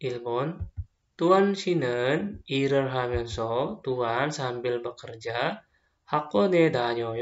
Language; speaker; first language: Korean; non-native, fluent; Indonesian